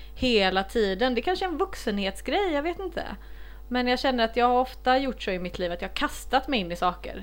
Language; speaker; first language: Swedish; early bilingual, other home language; Icelandic